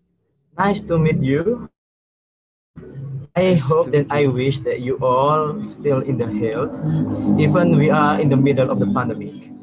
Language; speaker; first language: English; non-native, learner; Indonesian